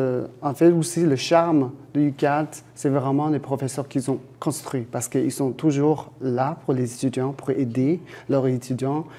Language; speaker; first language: French; non-native, fluent; Chinese